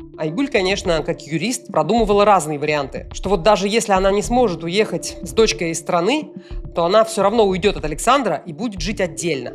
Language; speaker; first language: Russian; native; Russian